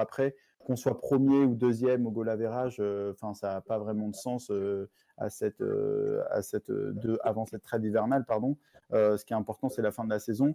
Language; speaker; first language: French; native; French